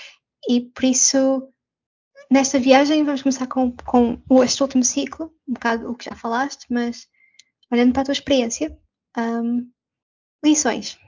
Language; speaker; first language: Portuguese; native; Portuguese